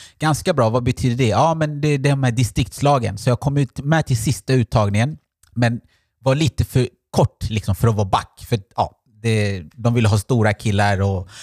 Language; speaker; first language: Swedish; early bilingual, other home language; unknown